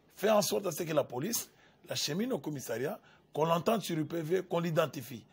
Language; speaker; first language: French; non-native, local second language; Lingala